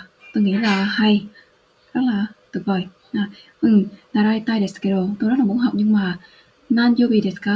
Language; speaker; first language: Japanese; non-native, learner; Vietnamese